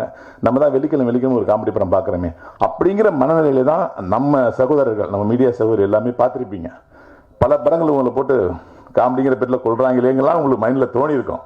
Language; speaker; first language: Tamil; native; Tamil